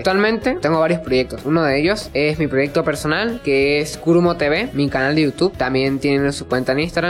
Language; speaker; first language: Spanish; native; Spanish